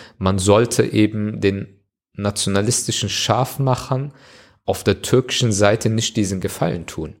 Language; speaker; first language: German; early bilingual, other home language; Turkish